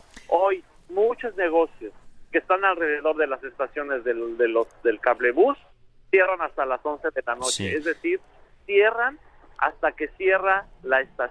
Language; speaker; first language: Spanish; native; Spanish